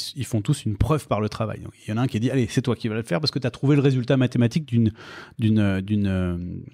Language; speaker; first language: French; native; French